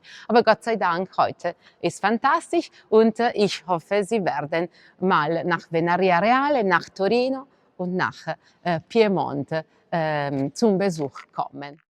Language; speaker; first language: German; non-native, fluent; Italian